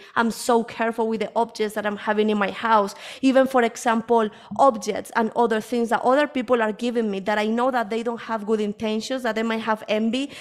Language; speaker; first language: English; early bilingual, other home language; Spanish